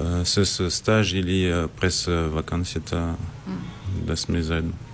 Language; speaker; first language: Bulgarian; non-native, learner; French